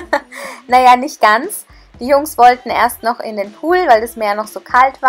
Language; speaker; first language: German; native; German